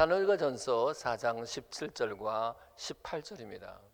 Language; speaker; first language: Korean; native; Korean